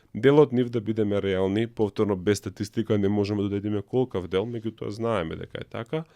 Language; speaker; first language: Macedonian; native; Macedonian